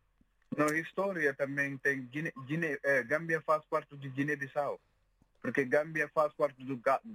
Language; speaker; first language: Portuguese; non-native, learner; Mandingo